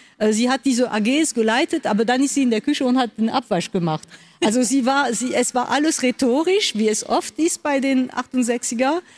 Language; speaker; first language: German; non-native, local second language; French